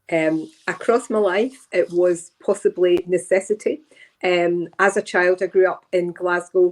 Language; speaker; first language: English; native; English